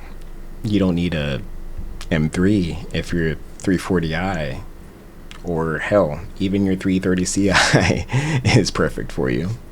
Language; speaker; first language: English; native; English